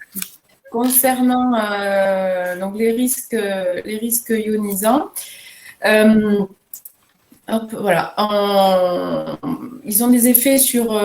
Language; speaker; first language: French; native; French